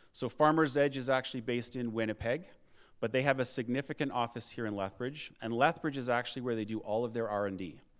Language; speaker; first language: English; native; English